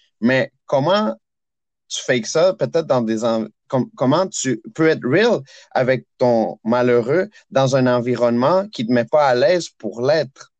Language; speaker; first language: French; early bilingual, other home language; Spanish